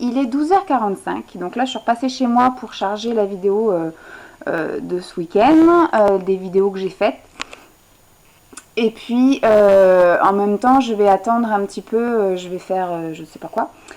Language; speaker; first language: French; native; French